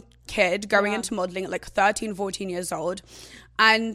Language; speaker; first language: English; native; English